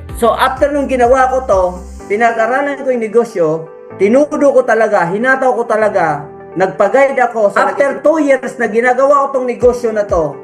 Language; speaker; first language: Filipino; non-native, local second language; Masbatenyo